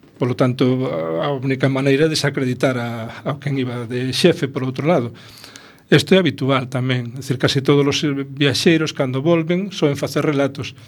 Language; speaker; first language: Galician; non-native, local second language; Spanish